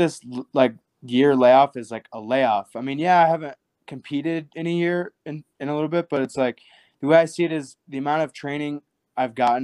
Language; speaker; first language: English; native; English